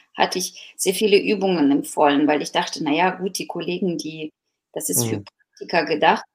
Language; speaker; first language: German; non-native, fluent; Ukrainian